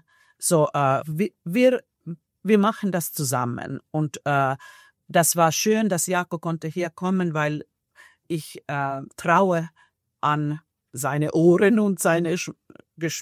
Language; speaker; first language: German; non-native, fluent; Finnish